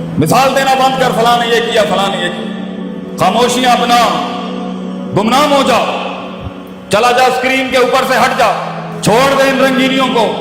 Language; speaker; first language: Urdu; non-native, local second language; Punjabi